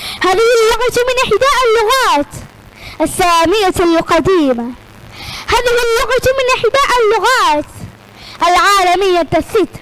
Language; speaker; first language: Arabic; non-native, learner; Malayalam